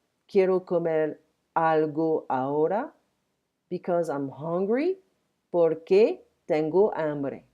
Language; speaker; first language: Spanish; non-native, fluent; French